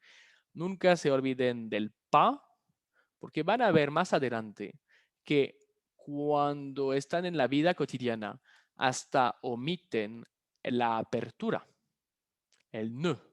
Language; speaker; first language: Spanish; non-native, fluent; French